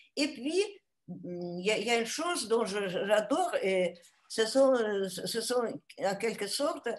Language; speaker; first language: French; non-native, fluent; Russian